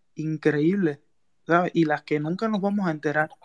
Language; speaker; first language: Spanish; native; Spanish